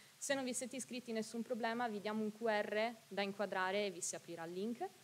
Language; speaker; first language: Italian; native; Italian